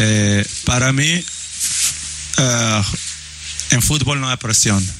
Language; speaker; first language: Spanish; non-native, learner; Portuguese